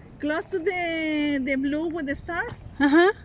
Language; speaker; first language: English; non-native, learner; Spanish